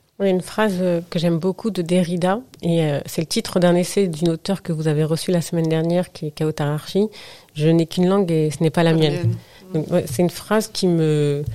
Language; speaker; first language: French; early bilingual, other home language; Arabic